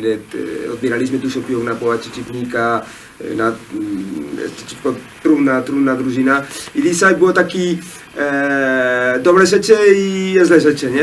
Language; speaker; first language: Polish; non-native, learner; Spanish